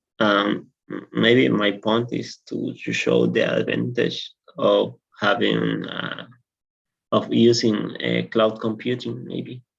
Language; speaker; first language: English; non-native, learner; Spanish